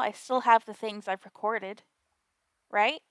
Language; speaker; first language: English; native; English